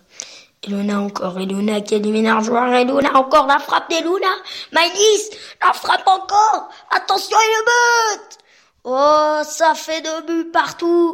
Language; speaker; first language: French; native; French